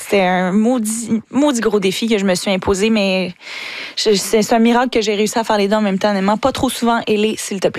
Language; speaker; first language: French; native; French